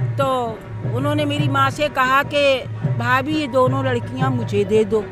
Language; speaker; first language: Hindi; native; Hindi